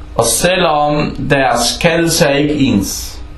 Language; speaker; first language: Danish; non-native, fluent; Arabic